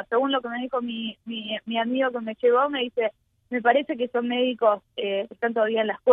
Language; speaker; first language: Spanish; native; Spanish